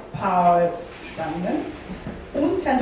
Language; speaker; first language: German; native; German